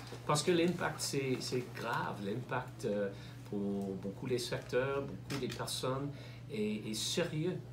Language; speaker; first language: French; non-native, learner; English